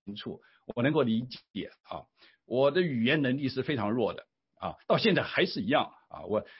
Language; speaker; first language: Chinese; native; Chinese